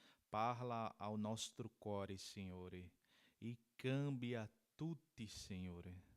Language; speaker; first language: Italian; non-native, learner; Portuguese